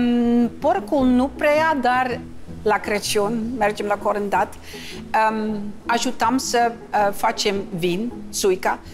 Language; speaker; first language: Romanian; non-native, fluent; Dutch